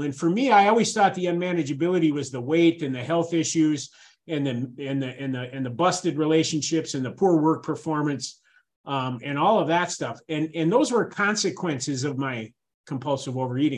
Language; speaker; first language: English; native; English